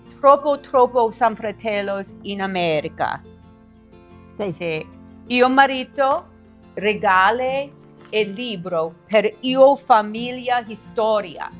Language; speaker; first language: Italian; non-native, learner; English